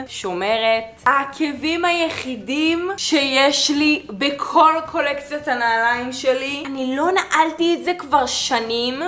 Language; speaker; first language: Hebrew; native; Hebrew